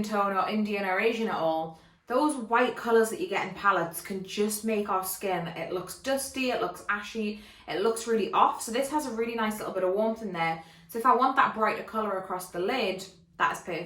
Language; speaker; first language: English; native; English